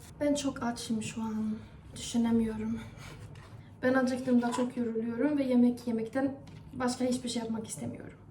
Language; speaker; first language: Turkish; non-native, fluent; Persian